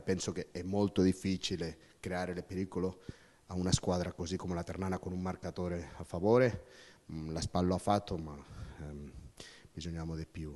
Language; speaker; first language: Italian; non-native, fluent; Spanish